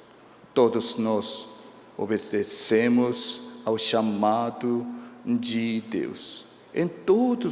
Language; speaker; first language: Portuguese; non-native, fluent; Korean